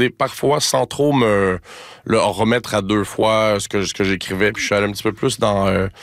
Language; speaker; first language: French; native; French